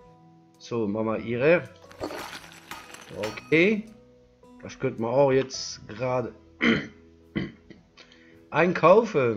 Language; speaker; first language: German; non-native, learner; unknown